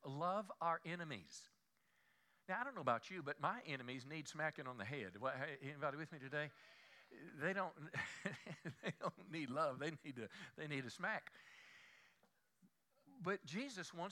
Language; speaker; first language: English; native; English